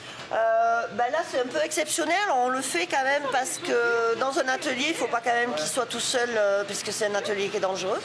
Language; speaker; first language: French; native; French